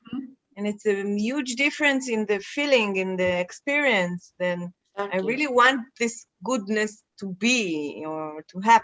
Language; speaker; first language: English; non-native, fluent; Hebrew